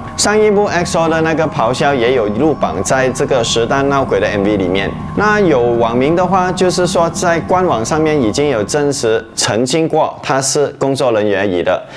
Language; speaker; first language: Chinese; non-native, local second language; Hakka Chinese